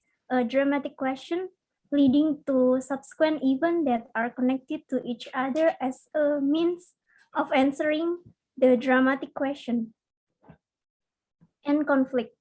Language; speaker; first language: English; non-native, learner; Indonesian